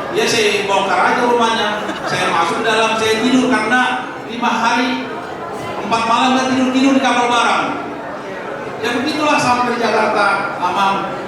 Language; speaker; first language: Indonesian; non-native, local second language; Batak Toba